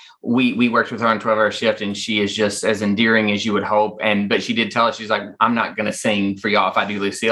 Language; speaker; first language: English; native; English